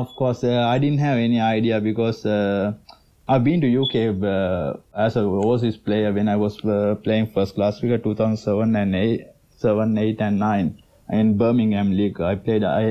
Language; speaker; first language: English; non-native, local second language; Sinhala